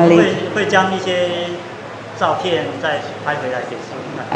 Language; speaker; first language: Chinese; native; Chinese